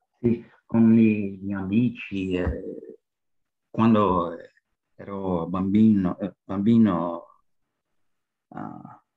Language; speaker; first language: Italian; non-native, learner; French